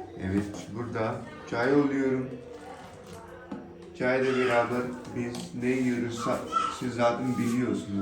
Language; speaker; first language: Turkish; non-native, learner; Urdu